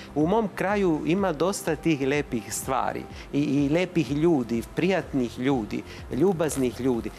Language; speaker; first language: Bosnian; non-native, fluent; Italian